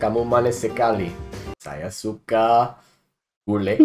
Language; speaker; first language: Indonesian; non-native, learner; English